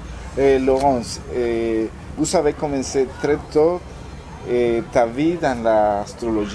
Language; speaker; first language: French; non-native, learner; Spanish